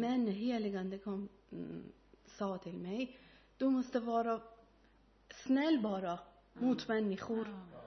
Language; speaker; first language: Swedish; non-native, learner; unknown